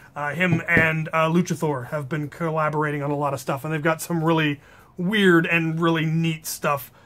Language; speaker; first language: English; native; English